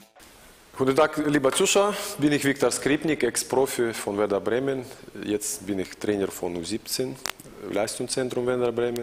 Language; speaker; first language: German; non-native, learner; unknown